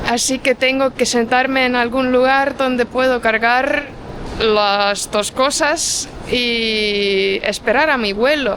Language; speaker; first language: Spanish; non-native, fluent; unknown